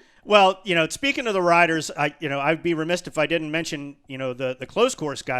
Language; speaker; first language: English; native; English